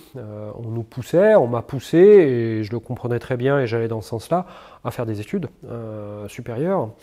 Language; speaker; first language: French; native; French